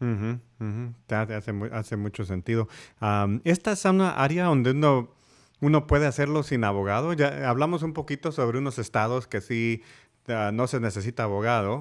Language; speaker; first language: Spanish; early bilingual, heritage; English